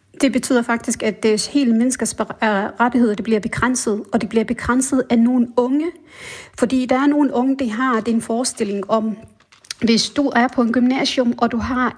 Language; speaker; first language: Danish; non-native, fluent; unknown